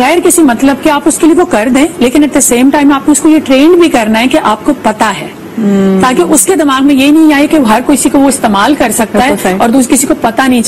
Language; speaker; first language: Urdu; native; Urdu